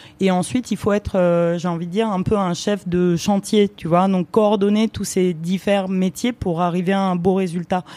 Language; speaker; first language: French; early bilingual, other home language; Romanian